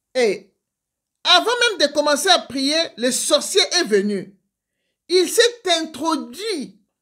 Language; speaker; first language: French; non-native, local second language; Lingala